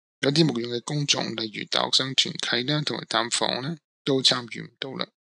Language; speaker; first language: Cantonese; non-native, local second language; Min Nan Chinese